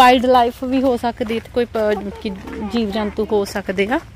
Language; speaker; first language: Hindi; non-native, local second language; Punjabi